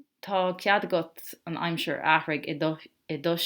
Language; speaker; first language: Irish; non-native, local second language; English